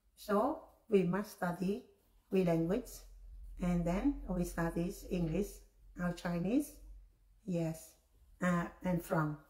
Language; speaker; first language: English; non-native, learner; Khmer